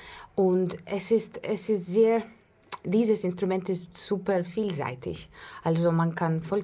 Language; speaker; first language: German; non-native, learner; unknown